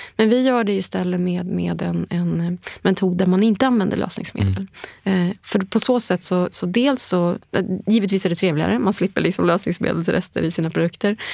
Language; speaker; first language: Swedish; early bilingual, heritage; Swedish